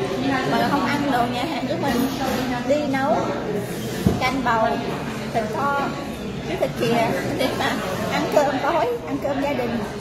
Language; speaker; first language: Vietnamese; early bilingual, heritage; Vietnamese